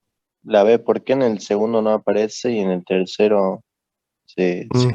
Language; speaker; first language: Spanish; native; Spanish